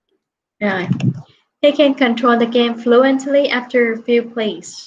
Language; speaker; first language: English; non-native, fluent; Vietnamese